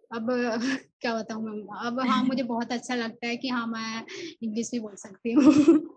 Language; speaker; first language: Hindi; non-native, local second language; Odia